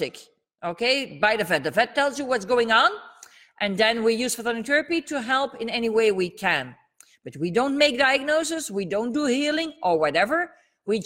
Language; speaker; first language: English; non-native, fluent; Dutch